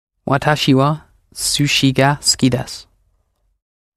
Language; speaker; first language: Japanese; non-native, learner; English